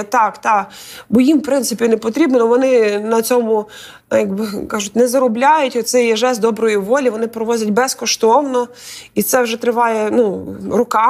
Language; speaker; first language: Ukrainian; native; Ukrainian